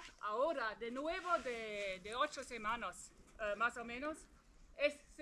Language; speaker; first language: Spanish; non-native, fluent; French